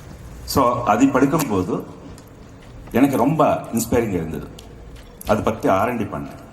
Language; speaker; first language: Tamil; non-native, fluent; Telugu